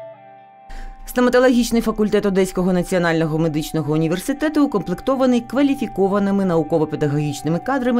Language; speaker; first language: Ukrainian; native; Ukrainian